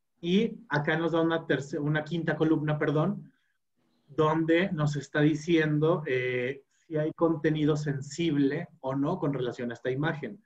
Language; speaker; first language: Spanish; native; Spanish